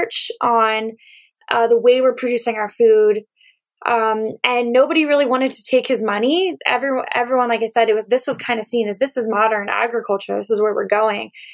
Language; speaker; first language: English; native; English